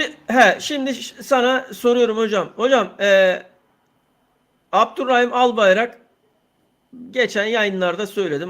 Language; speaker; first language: Turkish; native; Turkish